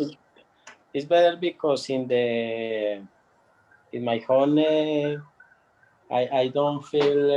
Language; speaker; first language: English; non-native, learner; Spanish